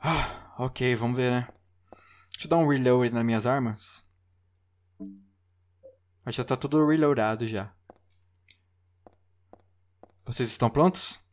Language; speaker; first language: Portuguese; native; Portuguese